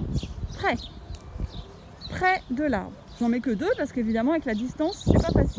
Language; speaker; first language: French; native; French